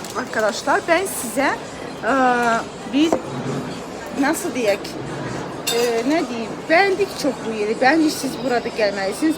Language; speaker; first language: Turkish; non-native, learner; Azerbaijani